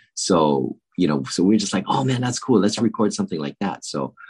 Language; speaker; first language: English; native; English